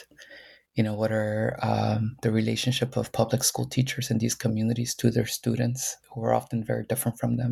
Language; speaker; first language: English; early bilingual, other home language; Spanish